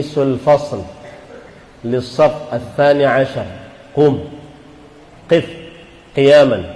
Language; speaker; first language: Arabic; non-native, fluent; Indonesian